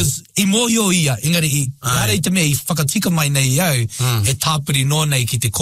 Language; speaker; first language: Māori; non-native, local second language; English